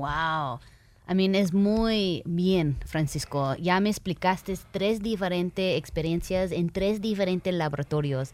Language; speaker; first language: Spanish; early bilingual, heritage; Spanish